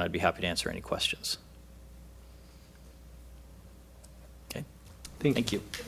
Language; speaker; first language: English; native; English